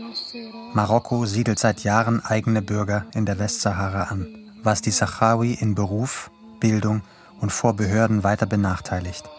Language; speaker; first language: German; native; German